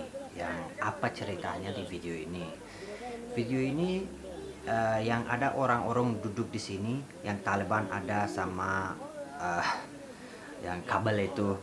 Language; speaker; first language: Indonesian; non-native, fluent; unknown